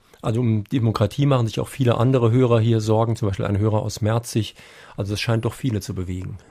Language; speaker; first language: German; native; German